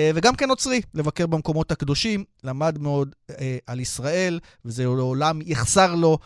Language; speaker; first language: Hebrew; native; Hebrew